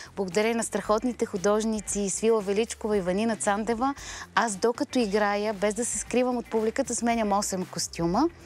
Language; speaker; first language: Bulgarian; native; Bulgarian